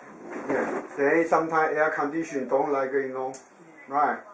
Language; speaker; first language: English; non-native, learner; Chinese